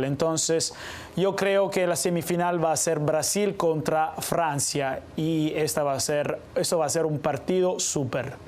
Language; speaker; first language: Spanish; non-native, fluent; Italian